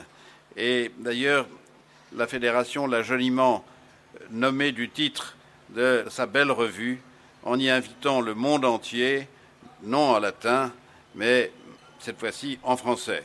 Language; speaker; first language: French; native; French